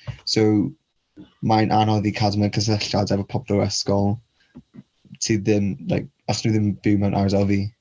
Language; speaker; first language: Welsh; non-native, local second language; English